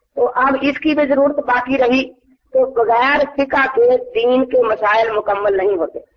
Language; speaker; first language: Urdu; non-native, local second language; Punjabi